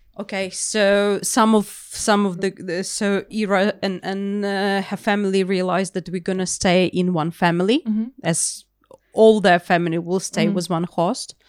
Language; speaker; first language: English; non-native, fluent; Ukrainian